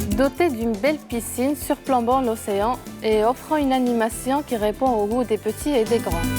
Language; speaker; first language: French; non-native, local second language; Arabic